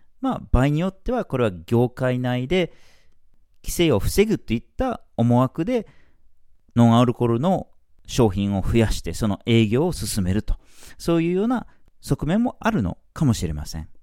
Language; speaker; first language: Japanese; non-native, fluent; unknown